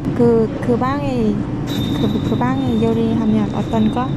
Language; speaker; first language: Korean; non-native, learner; Vietnamese